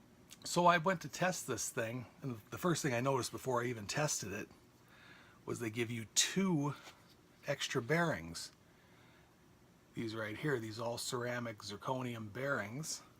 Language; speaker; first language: English; native; English